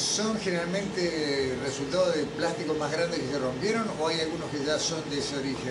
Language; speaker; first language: Spanish; native; Spanish